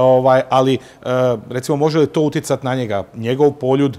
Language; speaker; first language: Croatian; native; Croatian